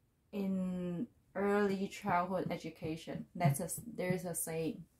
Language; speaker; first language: English; non-native, learner; Chinese